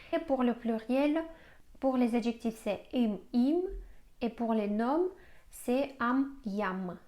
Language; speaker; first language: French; non-native, fluent; Russian